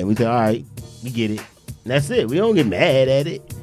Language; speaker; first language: English; native; English